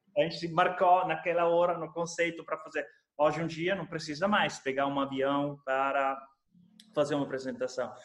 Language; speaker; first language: Portuguese; non-native, fluent; Italian